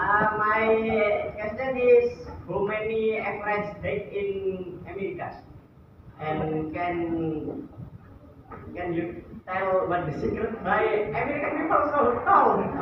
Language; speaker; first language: English; non-native, learner; Indonesian